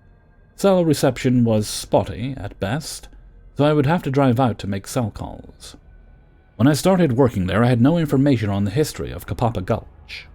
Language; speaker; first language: English; native; English